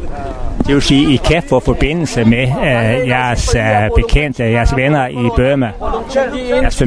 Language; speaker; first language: Danish; native; Danish